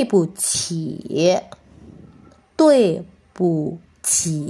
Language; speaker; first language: Chinese; non-native, fluent; Indonesian